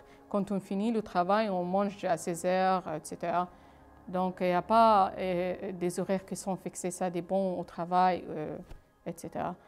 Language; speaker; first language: French; non-native, fluent; Arabic